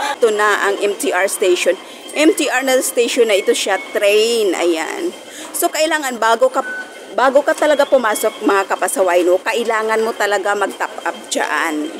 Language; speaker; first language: Filipino; non-native, local second language; Hiligaynon